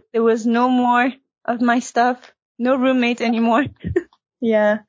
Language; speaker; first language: English; early bilingual, heritage; Chinese